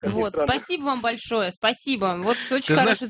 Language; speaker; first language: Russian; native; Russian